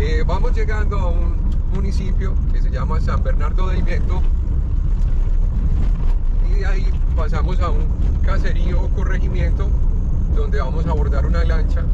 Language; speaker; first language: Spanish; native; Spanish